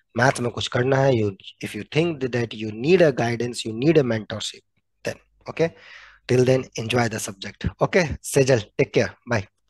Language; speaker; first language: Hindi; native; Hindi